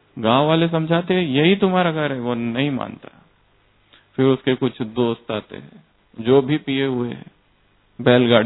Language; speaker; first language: Hindi; native; Hindi